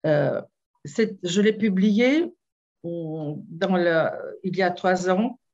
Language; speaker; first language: French; non-native, fluent; Bulgarian